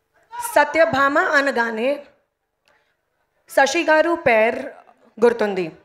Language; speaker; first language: Telugu; non-native, learner; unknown